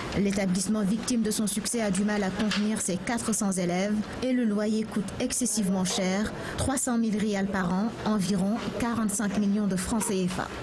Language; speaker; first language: French; non-native, local second language; Wolof